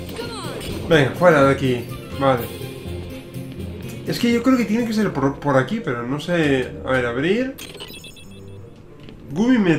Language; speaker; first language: Spanish; native; Spanish